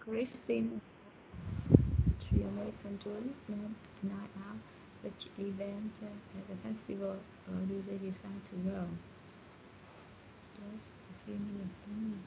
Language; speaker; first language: English; non-native, learner; Vietnamese